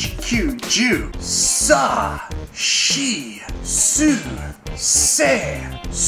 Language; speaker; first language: Japanese; non-native, learner; English